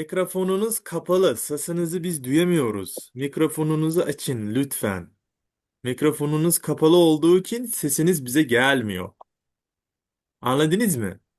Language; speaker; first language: Turkish; non-native, fluent; Uzbek